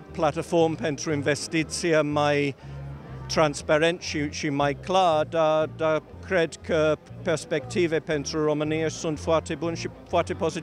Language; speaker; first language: Romanian; non-native, learner; English